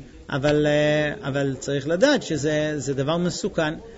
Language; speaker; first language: Hebrew; non-native, fluent; English